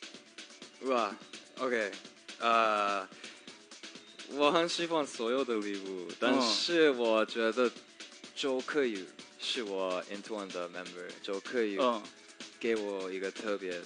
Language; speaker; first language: Chinese; non-native, learner; English